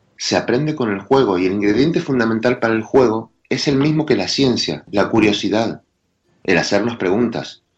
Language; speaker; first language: Spanish; native; Spanish